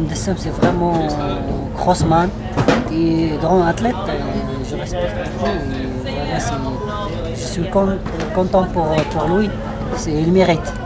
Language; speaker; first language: French; non-native, learner; Arabic